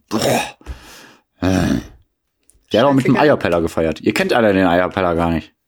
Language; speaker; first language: German; native; German